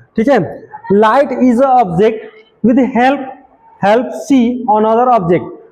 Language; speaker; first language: Hindi; native; Hindi